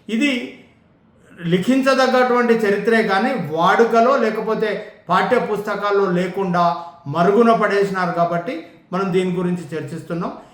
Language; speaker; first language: Telugu; native; Telugu